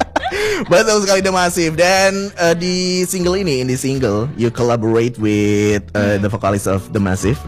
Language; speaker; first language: English; non-native, fluent; Indonesian